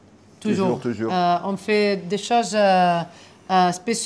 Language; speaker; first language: French; non-native, fluent; Spanish